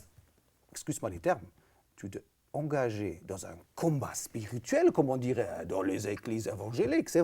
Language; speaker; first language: French; native; French